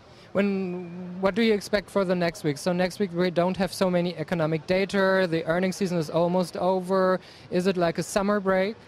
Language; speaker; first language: English; non-native, fluent; German